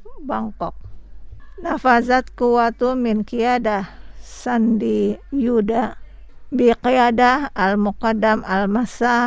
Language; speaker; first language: Arabic; non-native, learner; Indonesian